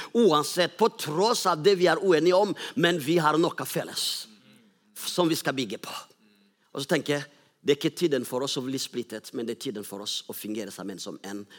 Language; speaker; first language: Norwegian; non-native, fluent; Rundi